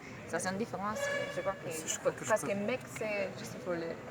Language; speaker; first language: French; non-native, learner; Spanish